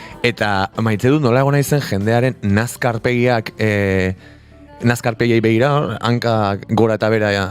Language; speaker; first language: Basque; native; Basque